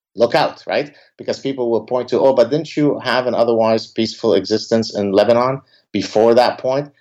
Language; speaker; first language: English; early bilingual, other home language; Arabic